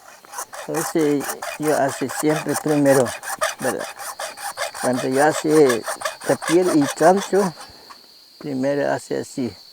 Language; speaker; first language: Spanish; non-native, local second language; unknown